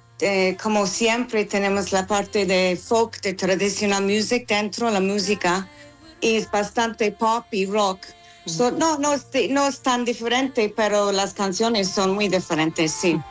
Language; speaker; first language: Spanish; non-native, learner; English